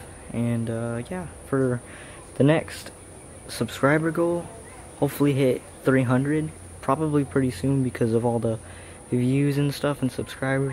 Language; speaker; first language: English; native; English